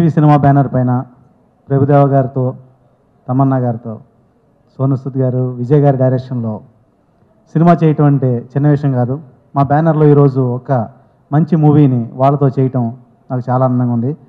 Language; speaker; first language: Telugu; native; Telugu